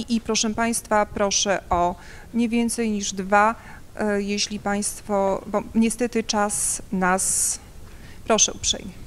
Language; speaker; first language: Polish; native; Polish